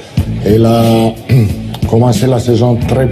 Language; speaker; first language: French; non-native, learner; Italian